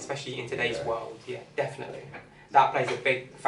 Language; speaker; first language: English; native; English